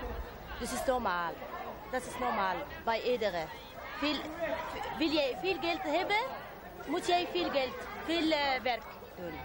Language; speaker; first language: Dutch; non-native, learner; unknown